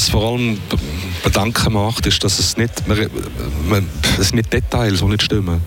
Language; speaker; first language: German; native; German